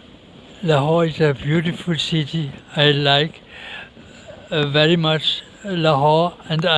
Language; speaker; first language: English; non-native, learner; Danish